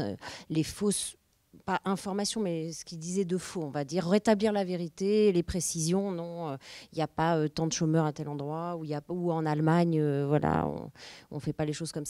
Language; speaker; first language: French; native; French